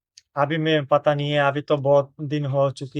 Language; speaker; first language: Hindi; non-native, learner; Bangla